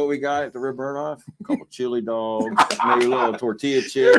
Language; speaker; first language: English; native; English